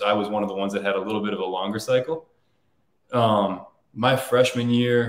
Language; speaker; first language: English; native; English